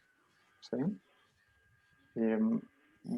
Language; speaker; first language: Spanish; non-native, fluent; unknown